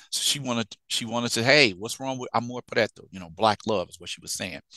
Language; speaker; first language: English; native; English